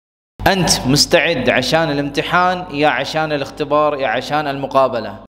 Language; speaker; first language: Arabic; non-native, fluent; Urdu